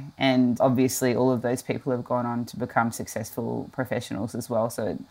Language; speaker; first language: English; native; English